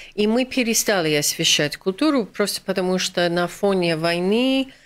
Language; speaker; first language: Russian; non-native, fluent; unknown